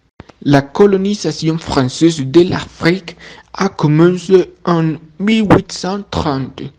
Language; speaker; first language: French; non-native, learner; Spanish